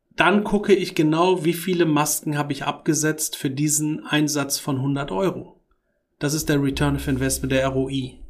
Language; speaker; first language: German; early bilingual, other home language; Arabic